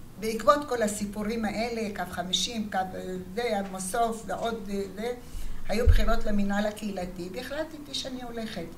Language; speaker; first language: Hebrew; early bilingual, other home language; Arabic